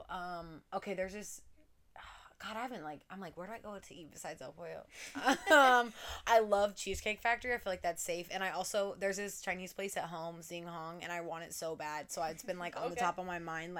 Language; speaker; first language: English; native; English